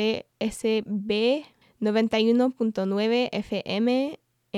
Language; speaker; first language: Spanish; non-native, fluent; English